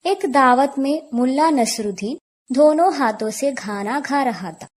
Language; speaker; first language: Hindi; non-native, local second language; Malayalam